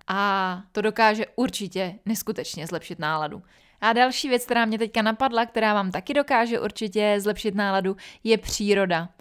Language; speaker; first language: Czech; native; Czech